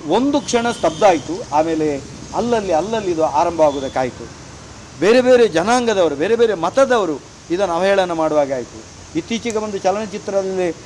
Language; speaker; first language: Kannada; non-native, local second language; Tulu